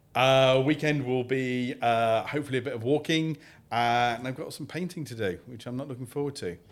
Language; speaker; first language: English; native; English